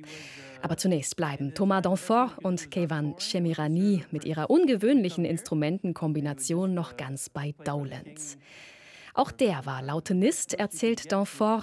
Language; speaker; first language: German; native; German